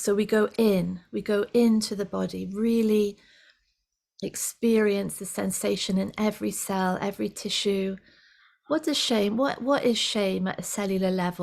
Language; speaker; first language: English; native; English